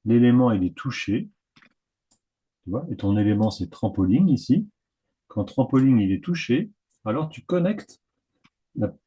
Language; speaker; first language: French; native; French